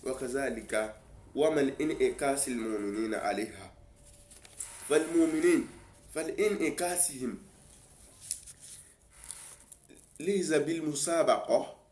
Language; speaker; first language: Arabic; non-native, learner; Yoruba